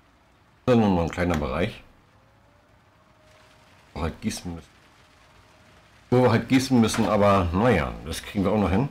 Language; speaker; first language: German; native; German